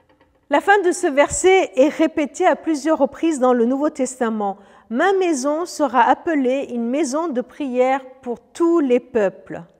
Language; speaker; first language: French; native; French